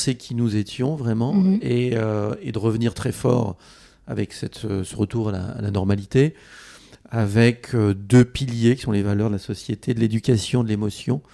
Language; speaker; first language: French; native; French